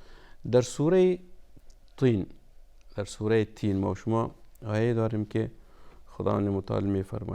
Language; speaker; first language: Persian; native; Persian